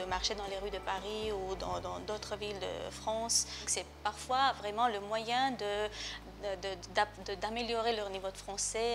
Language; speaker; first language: French; non-native, fluent; Georgian